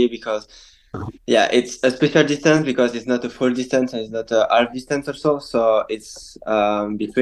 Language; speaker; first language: English; non-native, learner; French